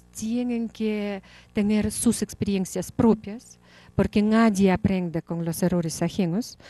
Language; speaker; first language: Spanish; non-native, fluent; Russian